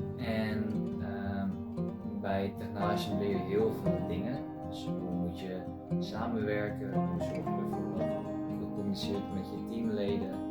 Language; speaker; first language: Dutch; early bilingual, other home language; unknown